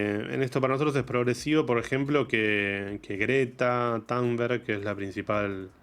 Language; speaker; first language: Spanish; native; Spanish